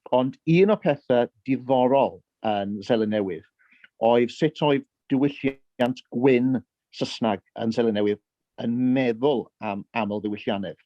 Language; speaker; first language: Welsh; early bilingual, heritage; Welsh